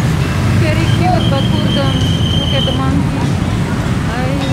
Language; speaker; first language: English; non-native, learner; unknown